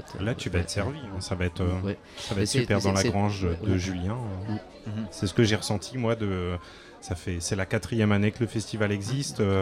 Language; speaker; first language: French; native; French